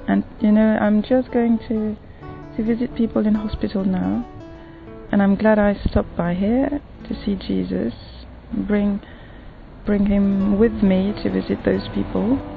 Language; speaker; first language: English; non-native, fluent; French